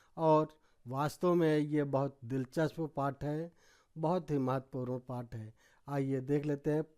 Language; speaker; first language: Hindi; native; Hindi